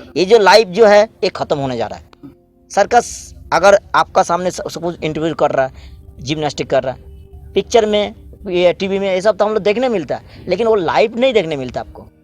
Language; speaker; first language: Hindi; non-native, local second language; Bangla